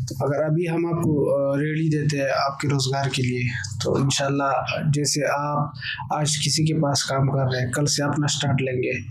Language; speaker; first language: Urdu; native; Urdu